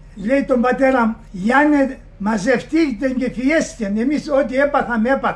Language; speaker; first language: Greek; early bilingual, heritage; Greek